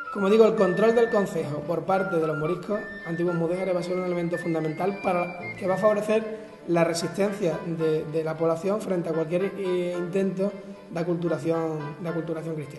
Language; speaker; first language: Spanish; native; Spanish